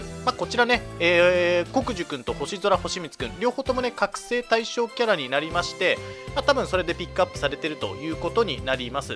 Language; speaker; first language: Japanese; native; Japanese